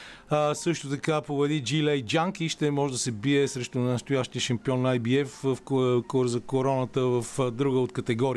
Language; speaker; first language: Bulgarian; native; Bulgarian